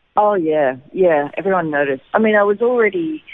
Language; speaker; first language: English; native; English